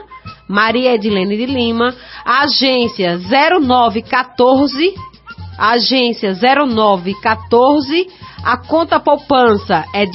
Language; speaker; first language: Portuguese; native; Portuguese